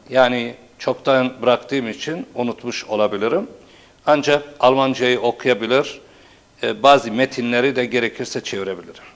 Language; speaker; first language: Turkish; non-native, local second language; Turoyo